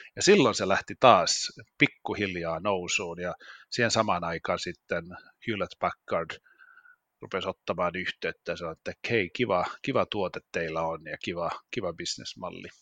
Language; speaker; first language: Finnish; non-native, local second language; Swedish